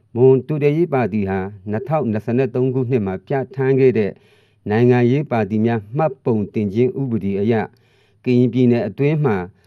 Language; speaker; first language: Burmese; non-native, local second language; Mon